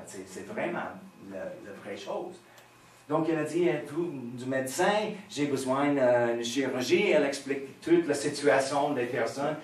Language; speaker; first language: French; non-native, fluent; English